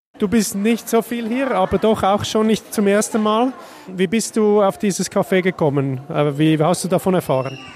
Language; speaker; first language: German; native; German